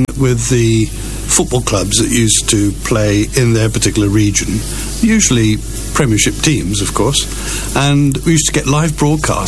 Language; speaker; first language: English; native; English